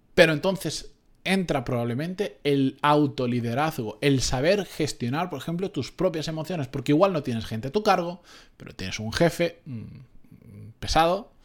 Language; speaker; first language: Spanish; native; Spanish